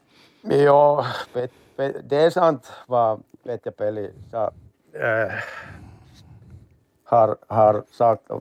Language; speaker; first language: Swedish; non-native, learner; Finnish